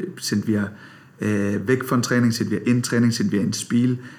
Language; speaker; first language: German; non-native, learner; Danish